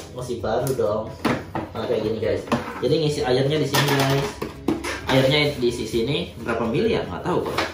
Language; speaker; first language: Indonesian; native; Indonesian